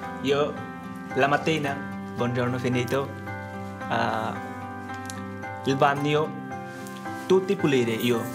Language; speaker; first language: Italian; non-native, learner; Bangla